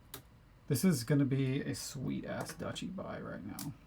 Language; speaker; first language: English; native; English